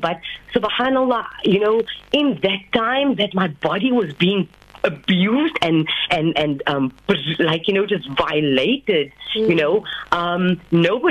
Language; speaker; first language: English; native; English